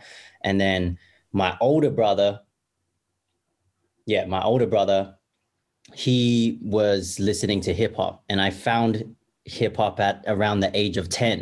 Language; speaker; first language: English; native; English